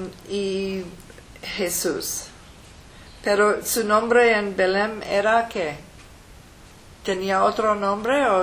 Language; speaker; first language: Spanish; non-native, learner; English